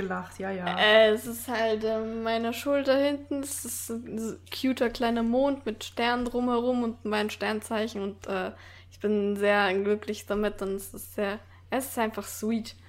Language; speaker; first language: German; native; German